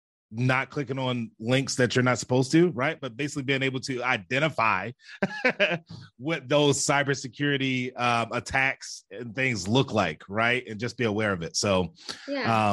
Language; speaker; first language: English; native; English